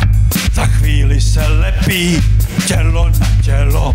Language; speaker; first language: Czech; native; Czech